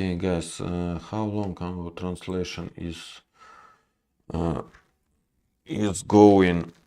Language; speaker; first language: English; non-native, learner; Russian